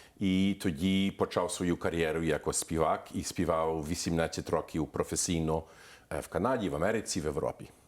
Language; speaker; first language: Ukrainian; early bilingual, heritage; Ukrainian